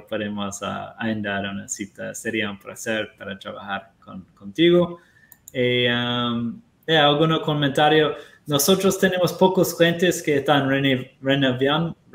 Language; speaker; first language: Spanish; non-native, fluent; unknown